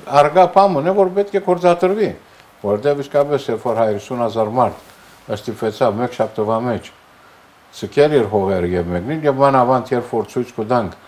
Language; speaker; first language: Armenian; early bilingual, heritage; Armenian